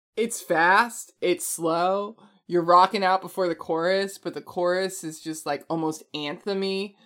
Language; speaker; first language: English; native; English